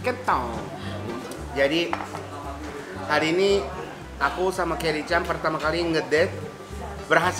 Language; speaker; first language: Indonesian; non-native, fluent; Japanese